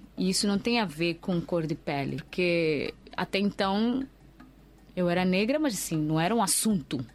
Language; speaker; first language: Portuguese; native; Portuguese